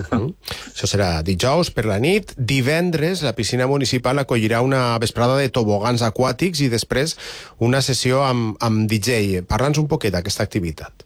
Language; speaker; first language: Catalan; native; Catalan